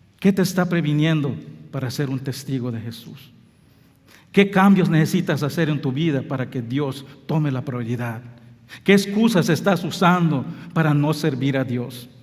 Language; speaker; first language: Spanish; non-native, local second language; English